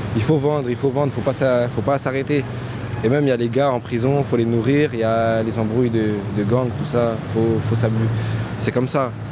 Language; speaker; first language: French; native; French